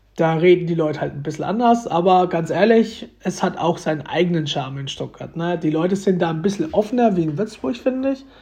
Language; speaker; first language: German; early bilingual, other home language; Romanian